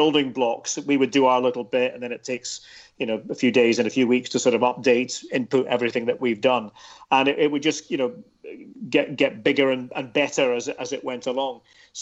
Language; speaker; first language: English; native; English